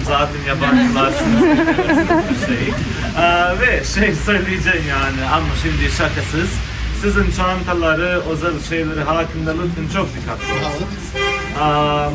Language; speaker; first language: Turkish; non-native, fluent; Bosnian